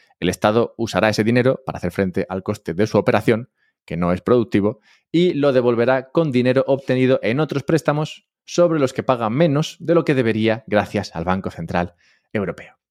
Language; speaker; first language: Spanish; native; Spanish